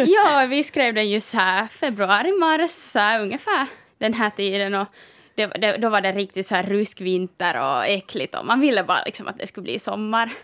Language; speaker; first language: Swedish; native; Swedish